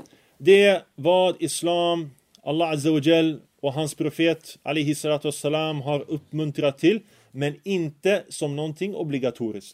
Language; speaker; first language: Swedish; early bilingual, other home language; Arabic